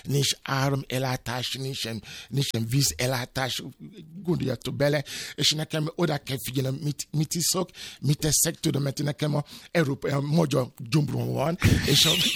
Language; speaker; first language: Hungarian; non-native, fluent; Yoruba